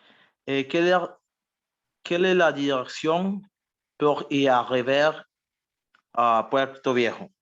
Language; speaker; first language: French; non-native, learner; Spanish